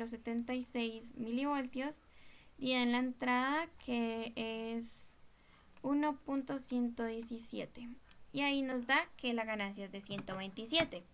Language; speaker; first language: Spanish; native; Spanish